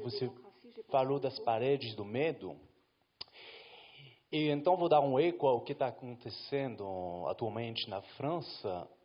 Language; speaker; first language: Portuguese; non-native, fluent; French